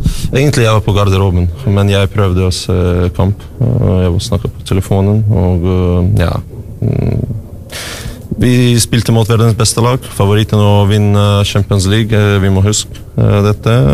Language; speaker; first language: Norwegian; non-native, fluent; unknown